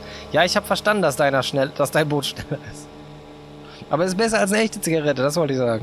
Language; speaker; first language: German; native; German